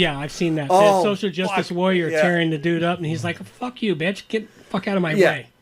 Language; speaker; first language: English; native; English